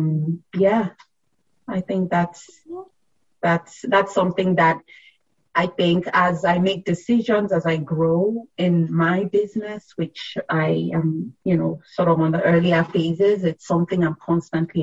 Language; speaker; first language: English; non-native, local second language; Yoruba